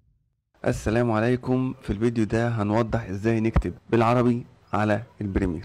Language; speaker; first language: Arabic; native; Arabic